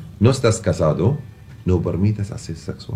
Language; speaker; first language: Spanish; non-native, learner; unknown